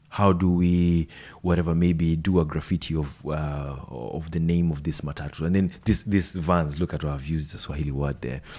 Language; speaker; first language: English; non-native, local second language; Swahili